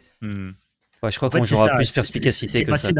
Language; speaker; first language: French; native; French